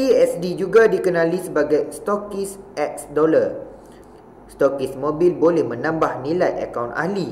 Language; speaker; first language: Malay; native; Malay